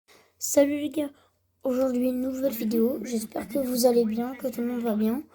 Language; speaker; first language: French; native; French